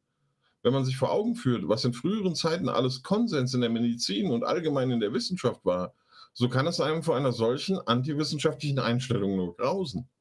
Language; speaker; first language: German; native; German